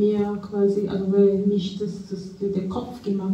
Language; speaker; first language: German; non-native, fluent; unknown